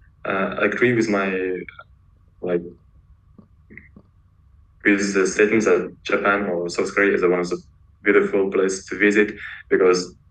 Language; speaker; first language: English; non-native, learner; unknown